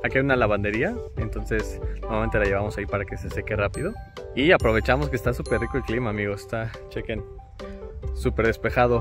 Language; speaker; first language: Spanish; native; Spanish